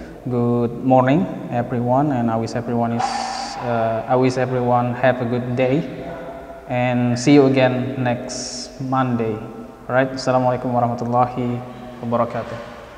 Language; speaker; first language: English; non-native, fluent; Indonesian